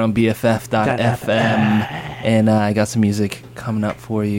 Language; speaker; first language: English; native; English